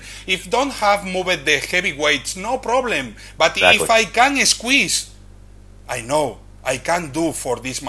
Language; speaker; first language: English; non-native, learner; Spanish